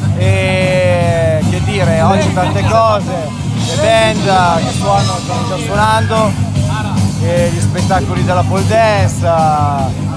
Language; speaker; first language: Italian; native; Italian